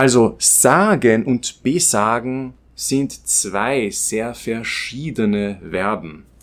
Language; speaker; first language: German; non-native, fluent; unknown